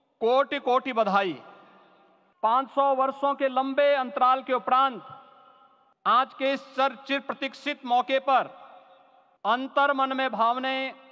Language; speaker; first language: Hindi; native; Hindi